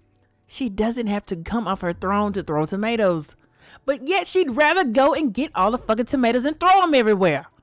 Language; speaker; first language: English; native; English